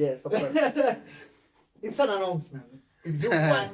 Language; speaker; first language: English; non-native, fluent; Spanish